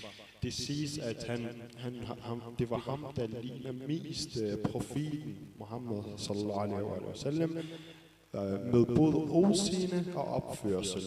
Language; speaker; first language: Danish; early bilingual, other home language; Arabic